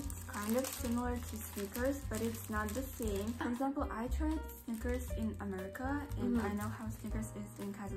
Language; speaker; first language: English; non-native, learner; Russian